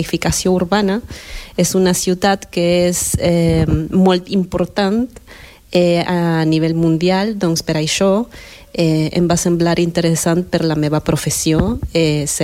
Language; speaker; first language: Catalan; non-native, fluent; Spanish